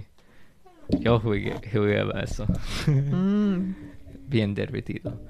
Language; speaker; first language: Spanish; early bilingual, heritage; English